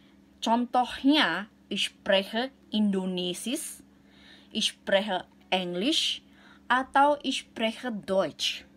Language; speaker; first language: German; non-native, learner; Indonesian